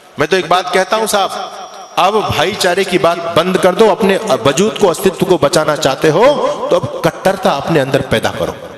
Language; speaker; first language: Hindi; native; Hindi